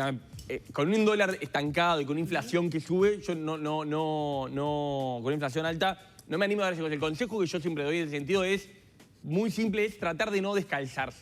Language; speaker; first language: Spanish; native; Spanish